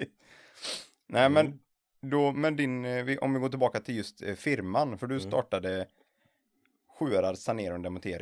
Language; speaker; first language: Swedish; native; Swedish